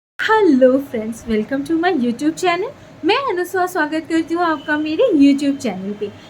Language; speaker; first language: Hindi; non-native, local second language; Bangla